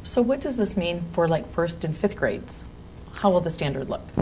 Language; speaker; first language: English; native; English